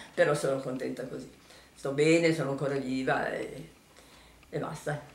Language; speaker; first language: Italian; early bilingual, heritage; Italian